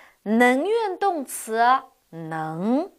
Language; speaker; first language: Chinese; non-native, local second language; Uyghur